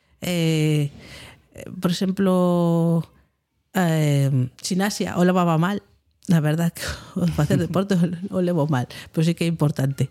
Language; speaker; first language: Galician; non-native, local second language; Spanish